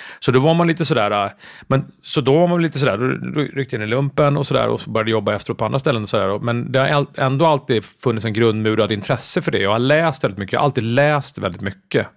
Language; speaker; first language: Swedish; native; Swedish